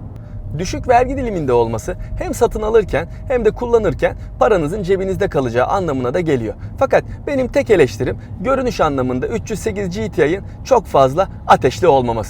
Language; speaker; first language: Turkish; native; Turkish